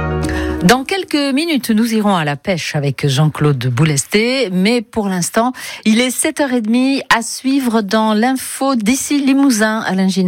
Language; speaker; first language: French; native; French